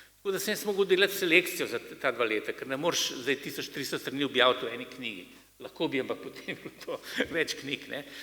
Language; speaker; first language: Slovenian; native; Slovenian